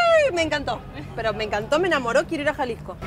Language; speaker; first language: Spanish; native; Spanish